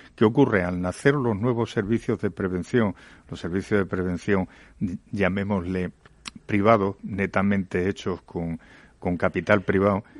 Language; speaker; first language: Spanish; native; Spanish